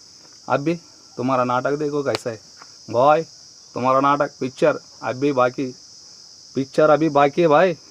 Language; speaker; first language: Hindi; non-native, local second language; Telugu